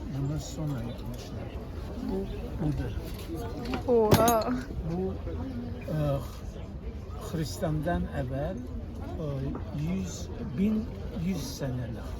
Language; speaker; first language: Turkish; non-native, learner; Armenian